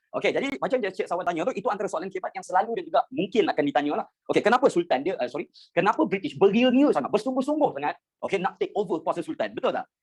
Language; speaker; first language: Malay; native; Malay